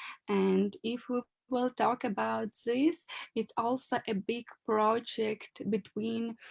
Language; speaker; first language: English; non-native, learner; Ukrainian